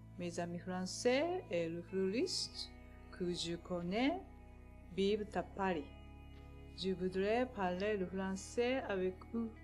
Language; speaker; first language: French; non-native, learner; Japanese